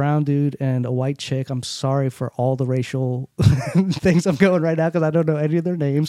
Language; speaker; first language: English; early bilingual, other home language; Urdu